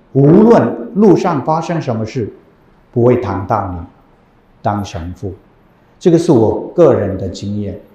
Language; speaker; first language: Chinese; non-native, fluent; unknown